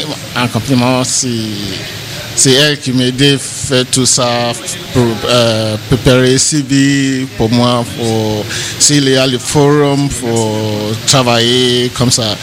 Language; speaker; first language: French; non-native, learner; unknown